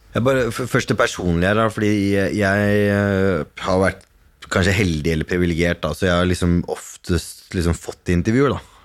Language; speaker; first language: Norwegian; early bilingual, other home language; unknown